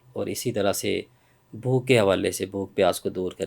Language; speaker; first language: Urdu; native; Urdu